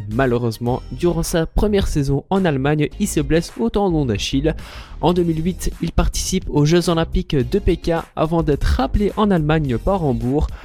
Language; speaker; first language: French; native; French